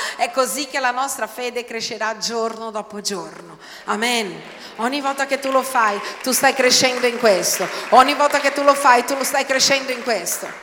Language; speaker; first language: Italian; non-native, fluent; Portuguese